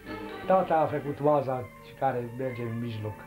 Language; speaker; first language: Romanian; non-native, local second language; Hungarian